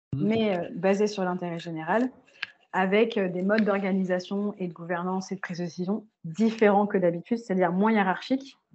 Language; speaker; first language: French; native; French